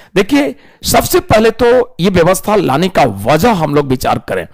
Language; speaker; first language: Hindi; native; Hindi